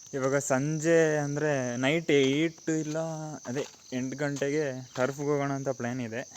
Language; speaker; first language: Kannada; native; Kannada